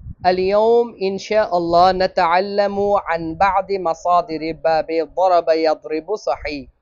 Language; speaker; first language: Arabic; non-native, fluent; Bangla